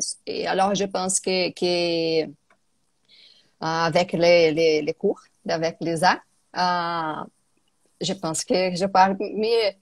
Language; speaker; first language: French; non-native, learner; Portuguese